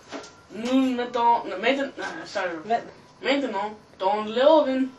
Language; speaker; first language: French; non-native, learner; English